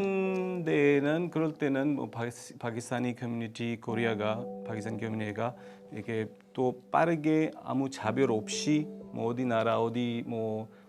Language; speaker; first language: Korean; non-native, fluent; Urdu